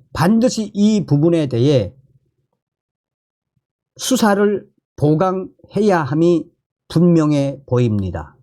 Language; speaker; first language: Korean; native; Korean